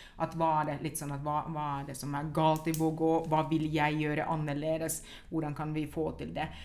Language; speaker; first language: Norwegian; non-native, fluent; Finnish